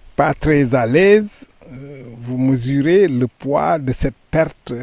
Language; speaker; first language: French; non-native, local second language; Wolof